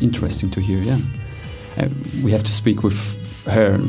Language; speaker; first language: English; non-native, fluent; German